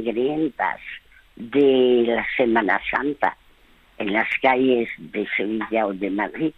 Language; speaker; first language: Spanish; non-native, fluent; French